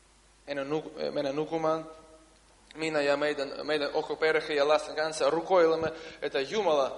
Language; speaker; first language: Finnish; non-native, learner; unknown